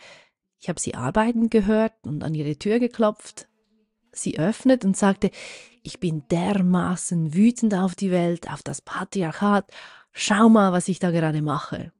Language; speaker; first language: German; native; German